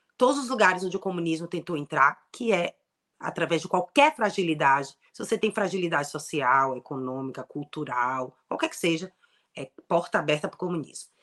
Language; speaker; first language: Portuguese; native; Portuguese